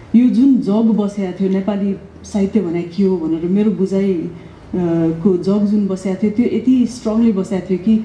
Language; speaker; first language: Nepali; early bilingual, other home language; English